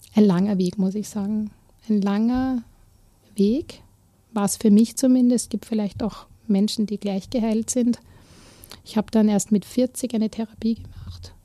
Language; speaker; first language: German; native; German